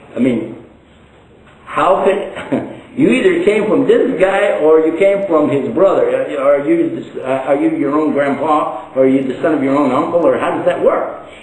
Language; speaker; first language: English; native; English